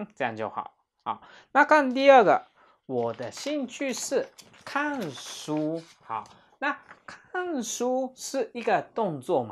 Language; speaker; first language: Chinese; non-native, fluent; Japanese